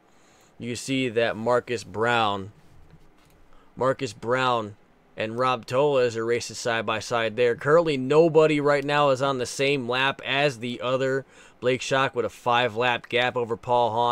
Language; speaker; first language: English; native; English